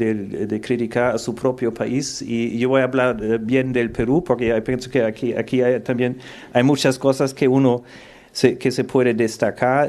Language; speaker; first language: Spanish; non-native, fluent; German